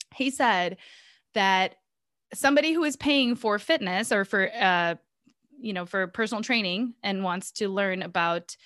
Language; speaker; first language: English; native; English